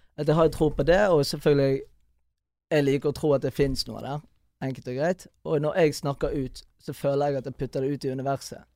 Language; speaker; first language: Norwegian; early bilingual, other home language; Tamil